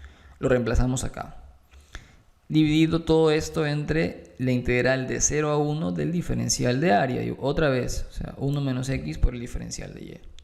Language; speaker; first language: Spanish; native; Spanish